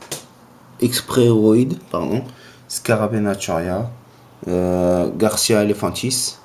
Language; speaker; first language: French; native; French